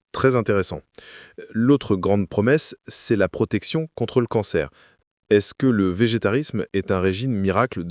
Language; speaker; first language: French; native; French